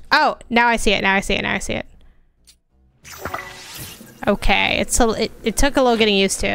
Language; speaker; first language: English; native; English